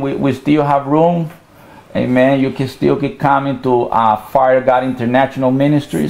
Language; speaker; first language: English; non-native, learner; Spanish